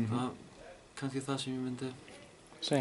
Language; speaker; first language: Icelandic; non-native, learner; Danish